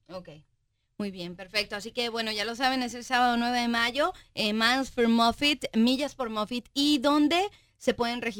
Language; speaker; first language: Spanish; native; Spanish